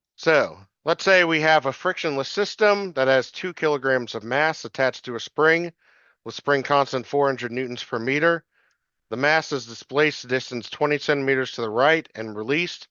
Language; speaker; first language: English; native; English